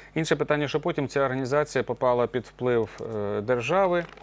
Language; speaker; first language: Ukrainian; native; Ukrainian